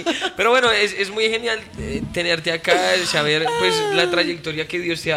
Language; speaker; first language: Spanish; native; Spanish